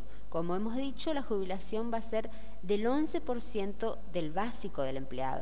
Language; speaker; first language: Spanish; native; Spanish